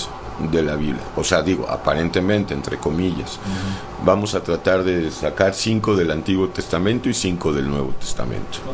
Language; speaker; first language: Spanish; native; Spanish